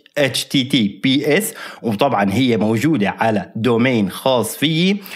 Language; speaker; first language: Arabic; native; Arabic